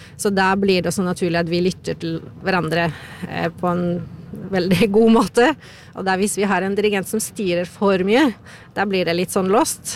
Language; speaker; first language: Norwegian; non-native, fluent; Polish